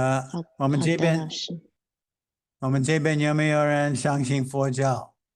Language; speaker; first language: Chinese; non-native, fluent; English